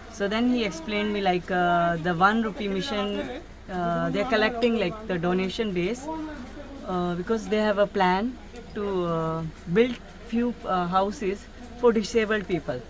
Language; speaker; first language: English; non-native, learner; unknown